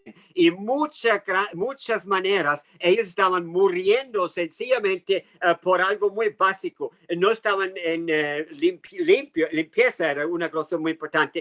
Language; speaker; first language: Spanish; non-native, fluent; English